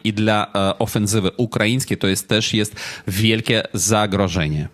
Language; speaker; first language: Polish; non-native, fluent; Ukrainian